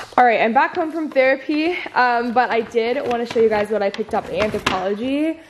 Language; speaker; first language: English; native; English